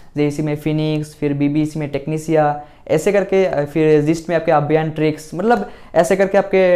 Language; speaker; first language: Hindi; non-native, local second language; Assamese